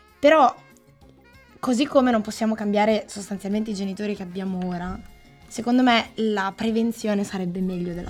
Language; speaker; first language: Italian; native; Italian